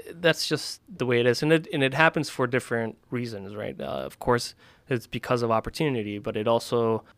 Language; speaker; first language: English; early bilingual, other home language; Spanish